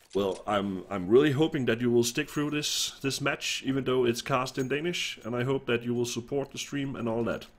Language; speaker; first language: English; non-native, fluent; Danish